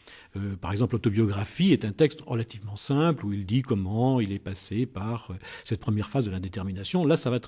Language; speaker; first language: French; native; French